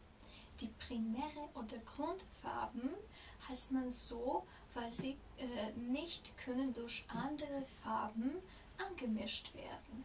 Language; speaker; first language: German; non-native, fluent; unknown